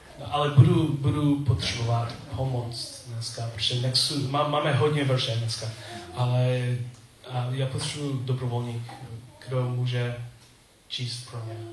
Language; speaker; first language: Czech; non-native, learner; English